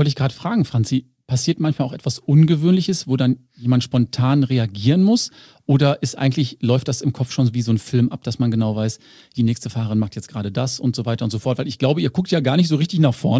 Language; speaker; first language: German; native; German